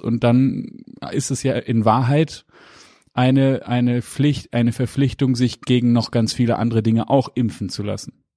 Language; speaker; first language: German; native; German